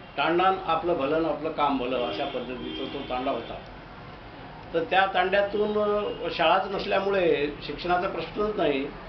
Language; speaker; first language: Marathi; non-native, local second language; Lambadi